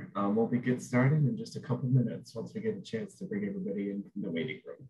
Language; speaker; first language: English; native; English